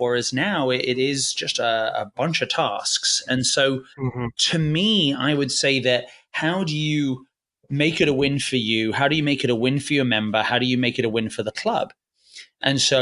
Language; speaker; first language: English; native; English